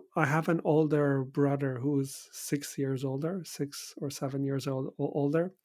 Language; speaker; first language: English; early bilingual, other home language; Persian